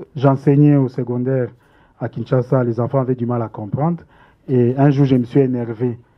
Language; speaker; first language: French; non-native, local second language; Lingala